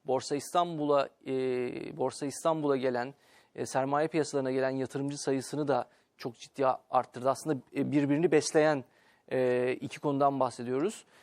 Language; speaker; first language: Turkish; native; Turkish